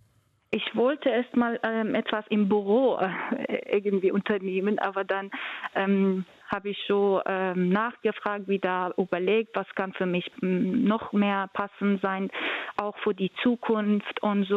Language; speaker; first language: German; non-native, fluent; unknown